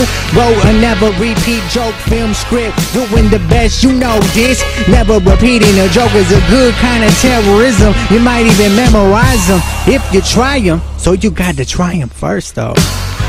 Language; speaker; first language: English; native; English